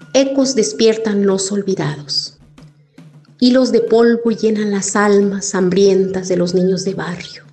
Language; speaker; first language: Spanish; non-native, local second language; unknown